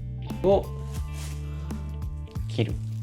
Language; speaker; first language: Japanese; native; Japanese